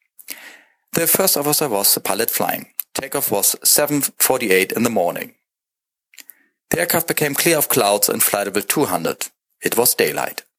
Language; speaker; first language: English; non-native, fluent; German